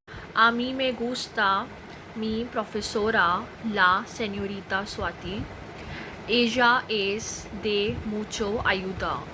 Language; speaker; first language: Spanish; non-native, learner; Hindi